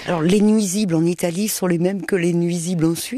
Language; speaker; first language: French; native; French